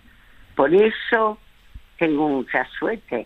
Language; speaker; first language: Spanish; early bilingual, other home language; French